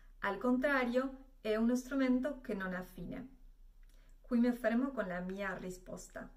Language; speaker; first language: Italian; non-native, fluent; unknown